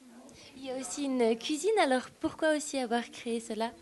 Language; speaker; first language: French; native; French